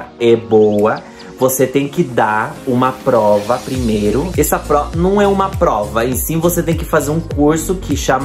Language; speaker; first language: Portuguese; non-native, fluent; Spanish